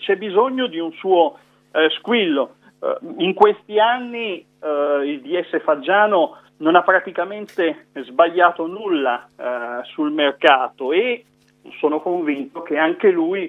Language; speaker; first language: Italian; native; Italian